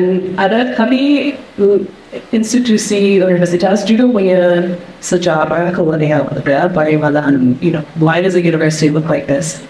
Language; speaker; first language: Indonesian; non-native, fluent; English